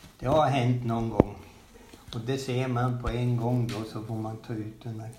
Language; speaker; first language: Swedish; native; Swedish